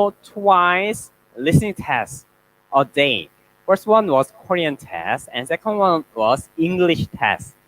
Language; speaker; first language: English; non-native, learner; Korean